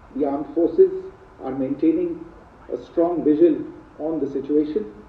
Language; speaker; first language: English; non-native, local second language; Hindi